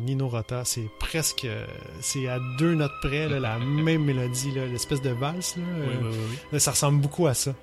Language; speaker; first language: French; native; French